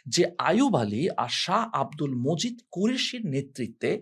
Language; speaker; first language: Bangla; non-native, local second language; Sylheti